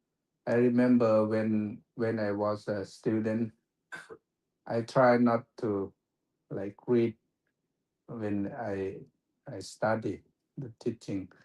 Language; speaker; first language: English; non-native, fluent; Thai